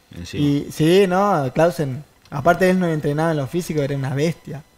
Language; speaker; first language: Spanish; native; Spanish